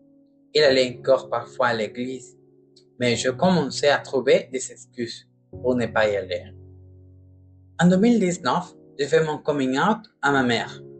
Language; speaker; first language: French; non-native, learner; Spanish